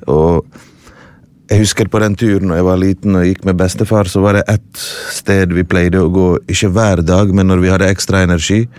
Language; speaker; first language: Norwegian; early bilingual, other home language; Bosnian